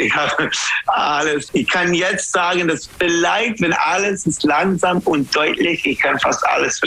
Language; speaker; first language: German; non-native, learner; English